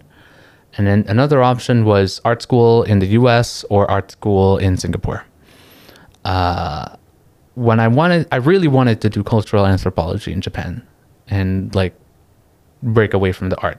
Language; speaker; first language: English; non-native, local second language; Filipino